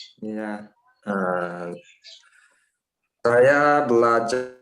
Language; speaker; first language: Indonesian; non-native, learner; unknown